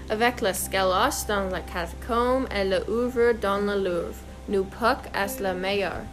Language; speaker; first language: French; non-native, learner; English